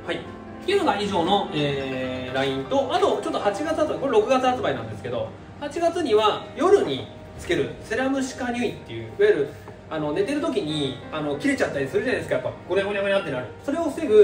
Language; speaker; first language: Japanese; native; Japanese